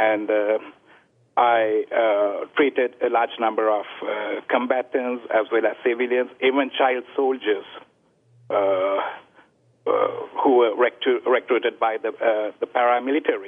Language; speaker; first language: English; non-native, local second language; Sinhala